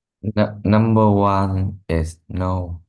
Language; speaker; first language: English; non-native, learner; Vietnamese